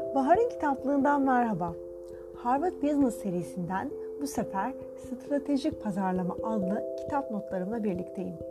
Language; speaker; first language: Turkish; native; Turkish